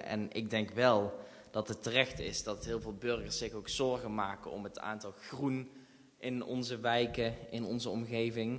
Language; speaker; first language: Dutch; native; Dutch